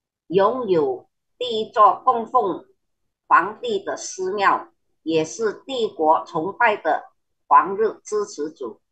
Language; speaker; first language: Chinese; early bilingual, heritage; Chinese